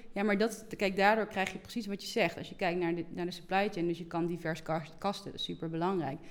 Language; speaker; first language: Dutch; native; Dutch